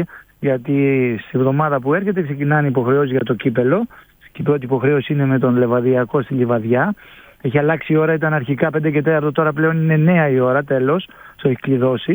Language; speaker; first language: Greek; native; Greek